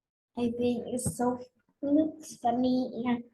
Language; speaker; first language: English; non-native, learner; Vietnamese